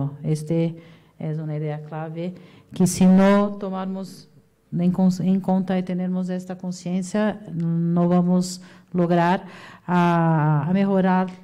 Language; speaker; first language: Spanish; non-native, fluent; Portuguese